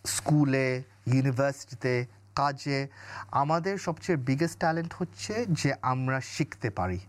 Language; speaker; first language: Bangla; early bilingual, other home language; English